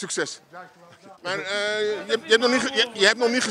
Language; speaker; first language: Dutch; native; Dutch